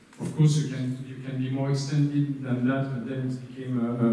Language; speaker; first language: English; non-native, learner; French